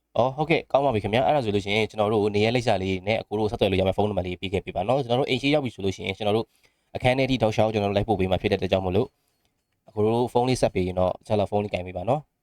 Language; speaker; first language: Burmese; native; Burmese